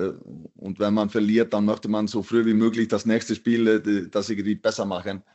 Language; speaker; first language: German; non-native, fluent; Icelandic